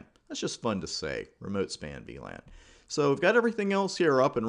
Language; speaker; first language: English; native; English